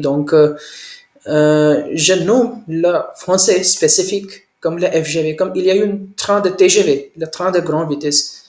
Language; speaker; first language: French; non-native, learner; Hindi